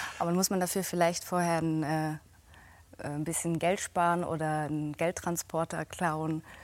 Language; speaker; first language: German; native; German